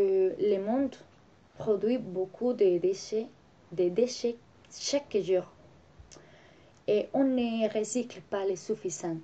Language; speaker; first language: French; non-native, learner; Spanish